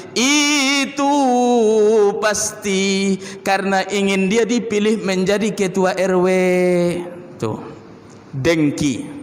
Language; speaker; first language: Malay; native; Malay